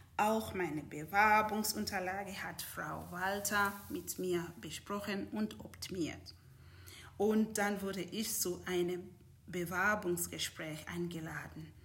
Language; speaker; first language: German; non-native, fluent; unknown